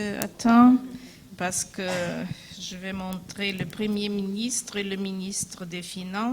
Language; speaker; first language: French; non-native, fluent; Portuguese